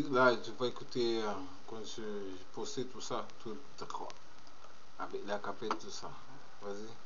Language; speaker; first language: French; non-native, learner; Portuguese